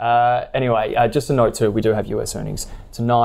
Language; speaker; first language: English; native; English